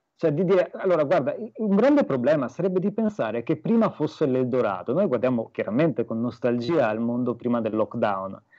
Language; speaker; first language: Italian; native; Italian